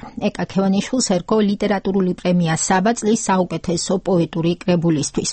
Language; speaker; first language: Georgian; native; Georgian